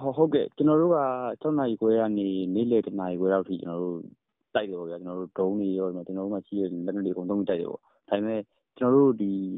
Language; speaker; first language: Burmese; native; Burmese